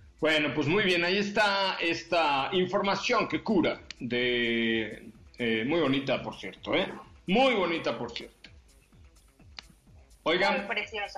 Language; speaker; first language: Spanish; native; Spanish